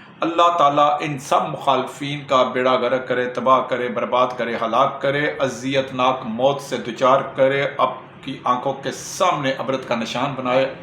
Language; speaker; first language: Urdu; non-native, local second language; Pashto